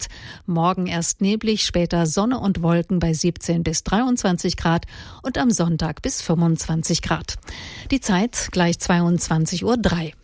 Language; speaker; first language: German; native; German